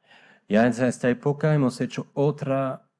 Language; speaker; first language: Spanish; non-native, fluent; French